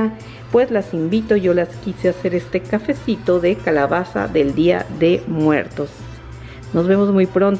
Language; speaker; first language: Spanish; native; Spanish